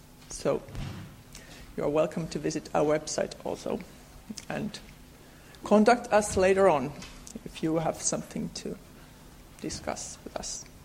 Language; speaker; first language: English; non-native, fluent; Finnish